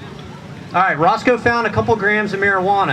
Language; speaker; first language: English; native; English